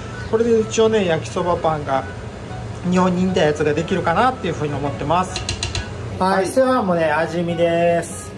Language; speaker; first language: Japanese; native; Japanese